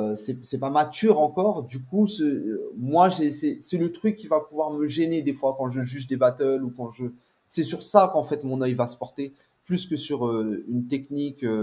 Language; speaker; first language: French; native; French